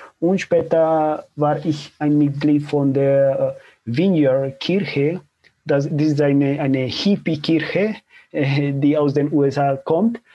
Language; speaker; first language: German; non-native, fluent; Spanish